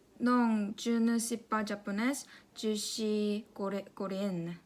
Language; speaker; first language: French; non-native, learner; Korean